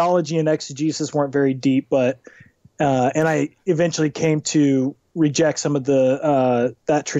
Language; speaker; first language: English; native; English